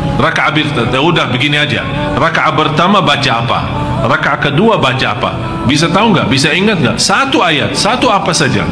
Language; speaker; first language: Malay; non-native, fluent; Arabic